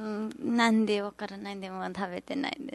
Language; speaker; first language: Japanese; non-native, learner; Nepali